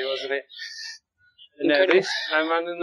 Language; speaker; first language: English; native; English